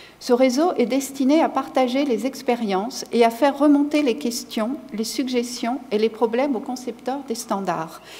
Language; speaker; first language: French; native; French